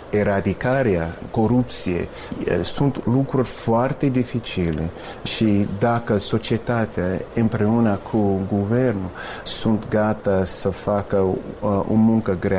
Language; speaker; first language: Romanian; non-native, fluent; English